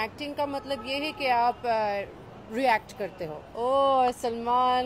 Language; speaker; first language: Hindi; early bilingual, heritage; Hindi